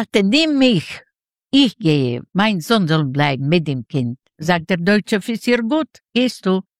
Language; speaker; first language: German; non-native, learner; Yiddish